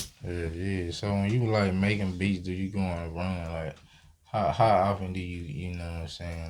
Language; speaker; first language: English; native; English